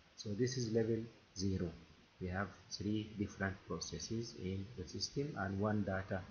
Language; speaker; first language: English; non-native, fluent; Arabic